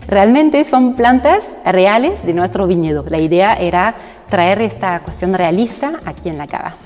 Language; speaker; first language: Spanish; non-native, fluent; French